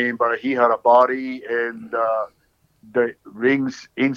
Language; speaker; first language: English; non-native, learner; Japanese